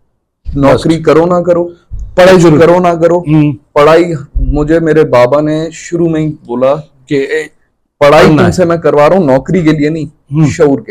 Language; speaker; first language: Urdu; non-native, local second language; Sindhi